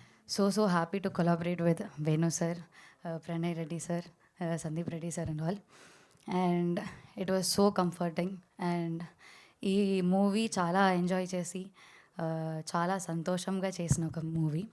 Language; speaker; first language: Telugu; non-native, learner; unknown